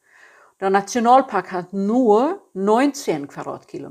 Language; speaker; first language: German; non-native, fluent; Swedish